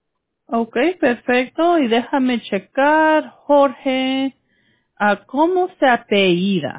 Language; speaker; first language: Spanish; early bilingual, heritage; Spanish